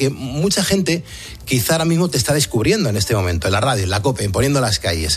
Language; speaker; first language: Spanish; native; Spanish